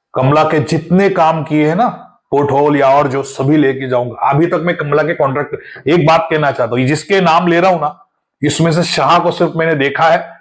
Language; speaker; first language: Hindi; non-native, local second language; Marathi